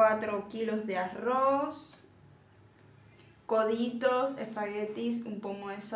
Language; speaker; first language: Spanish; native; Spanish